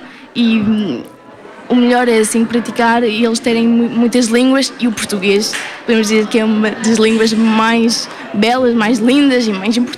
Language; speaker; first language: Portuguese; early bilingual, heritage; Portuguese